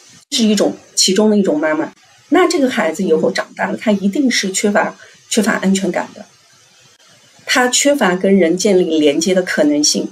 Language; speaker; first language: Chinese; native; Chinese